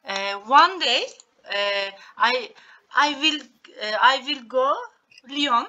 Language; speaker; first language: English; non-native, learner; Turkish